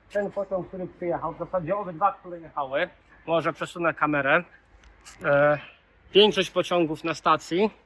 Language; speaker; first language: Polish; native; Polish